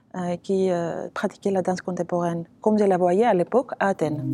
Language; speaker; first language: French; non-native, fluent; Greek